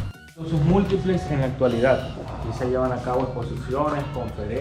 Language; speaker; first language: Spanish; native; Spanish